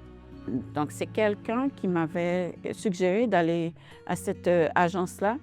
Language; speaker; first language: French; non-native, local second language; Haitian Creole